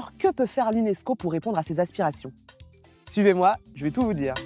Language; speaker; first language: French; native; French